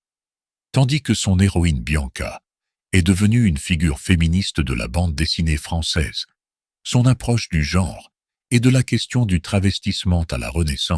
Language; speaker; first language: French; native; French